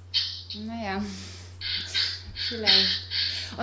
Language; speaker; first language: German; non-native, fluent; Russian